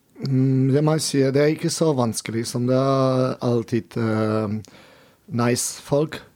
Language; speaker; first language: Norwegian; non-native, learner; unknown